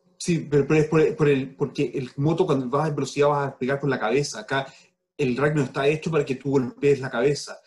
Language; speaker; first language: Spanish; early bilingual, heritage; Spanish